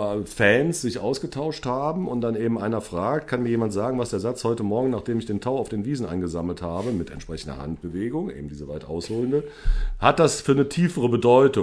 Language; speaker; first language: German; native; German